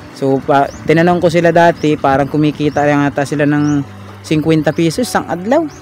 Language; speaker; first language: Filipino; non-native, local second language; Cebuano